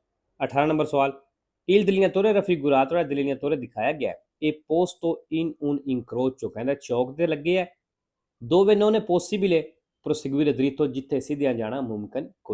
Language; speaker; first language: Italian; non-native, fluent; Punjabi